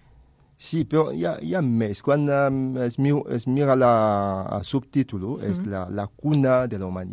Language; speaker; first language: Catalan; non-native, fluent; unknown